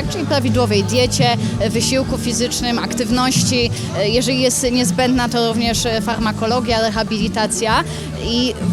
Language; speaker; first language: Polish; native; Polish